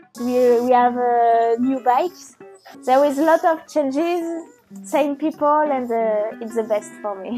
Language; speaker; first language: English; non-native, learner; French